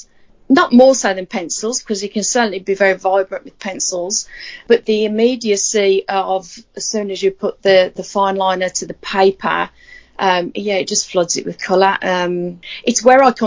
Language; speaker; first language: English; native; English